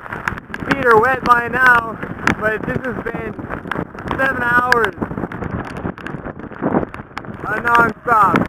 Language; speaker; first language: English; native; English